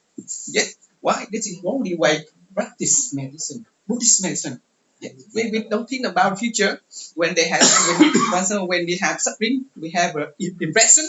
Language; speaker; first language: English; non-native, learner; Vietnamese